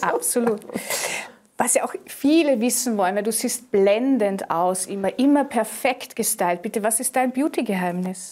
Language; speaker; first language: German; native; German